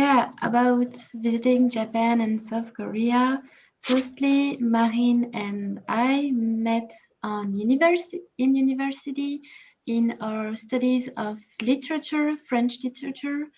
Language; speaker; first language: English; non-native, learner; French